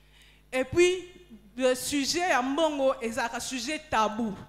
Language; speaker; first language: French; non-native, local second language; Lingala